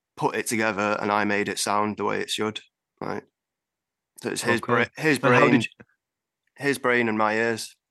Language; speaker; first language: English; native; English